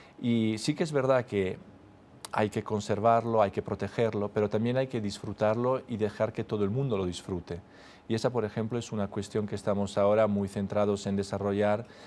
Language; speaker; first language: Spanish; non-native, fluent; Italian